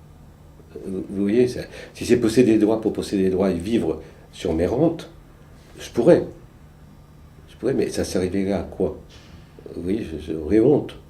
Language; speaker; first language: French; early bilingual, other home language; Romanian